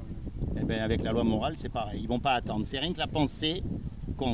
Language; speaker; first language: French; native; French